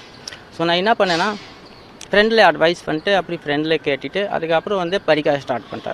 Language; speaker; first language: Tamil; non-native, local second language; Hindi